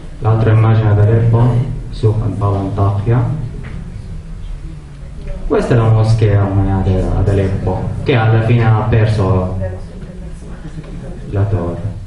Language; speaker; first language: Italian; non-native, learner; Arabic